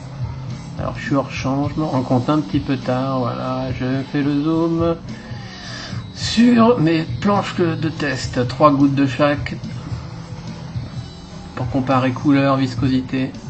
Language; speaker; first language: French; native; French